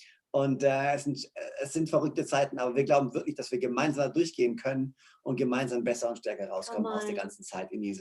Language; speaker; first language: German; native; German